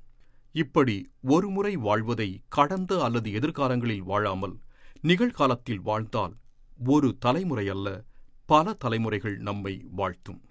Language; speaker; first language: Tamil; native; Tamil